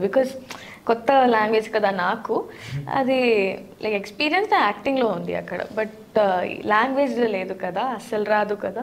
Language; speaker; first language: Telugu; non-native, learner; Tamil